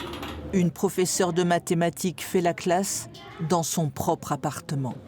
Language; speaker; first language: French; native; French